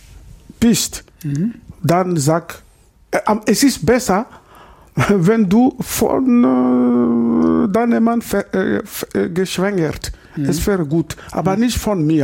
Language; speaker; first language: German; non-native, learner; Lingala